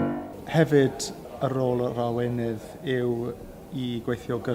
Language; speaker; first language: Welsh; non-native, fluent; English